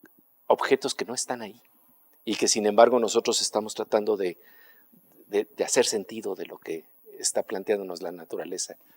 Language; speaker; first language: Spanish; native; Spanish